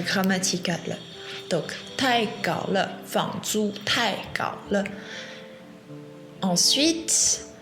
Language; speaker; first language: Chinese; non-native, fluent; French